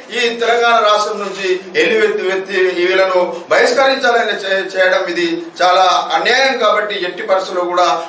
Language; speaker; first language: Telugu; non-native, local second language; Gondi